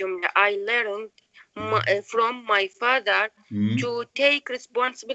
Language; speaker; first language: English; non-native, learner; Arabic